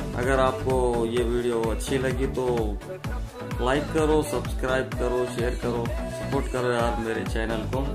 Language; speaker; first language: Urdu; native; Urdu